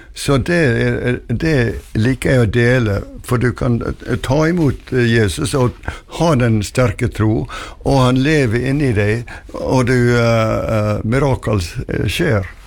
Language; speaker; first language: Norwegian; early bilingual, heritage; Norwegian